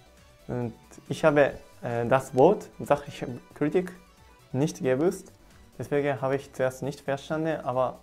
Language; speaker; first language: German; non-native, learner; Japanese